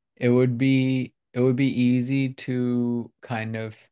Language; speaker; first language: English; non-native, local second language; Urdu